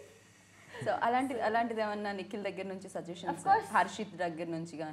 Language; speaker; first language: Telugu; native; Telugu